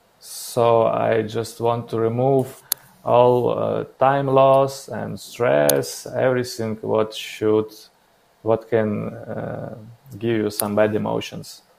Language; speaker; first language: English; non-native, learner; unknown